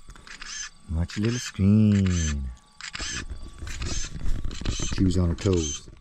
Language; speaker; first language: English; native; English